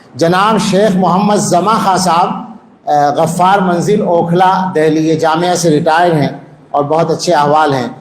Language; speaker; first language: Urdu; non-native, local second language; Punjabi